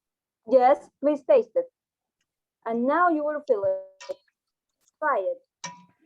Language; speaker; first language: English; non-native, fluent; Spanish